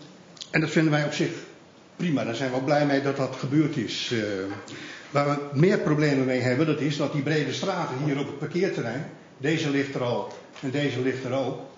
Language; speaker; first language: Dutch; native; Dutch